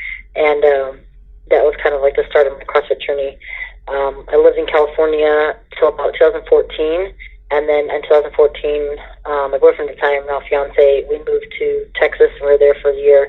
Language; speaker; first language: English; native; English